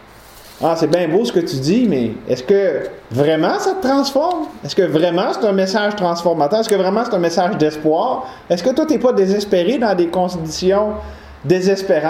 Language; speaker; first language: French; native; French